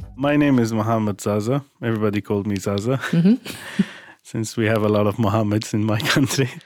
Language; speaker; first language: English; non-native, fluent; Arabic